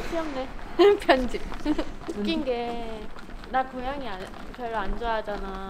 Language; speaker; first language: Korean; non-native, learner; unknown